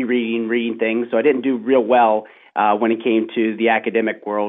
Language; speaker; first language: English; native; English